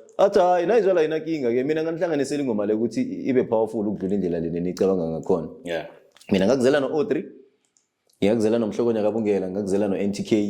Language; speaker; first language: Zulu; non-native, local second language; South Ndebele